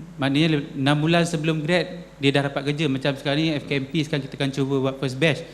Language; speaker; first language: Malay; native; Malay